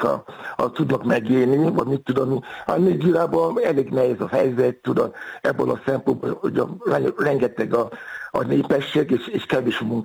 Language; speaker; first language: Hungarian; non-native, fluent; Yoruba